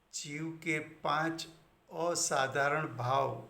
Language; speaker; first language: Hindi; non-native, local second language; Gujarati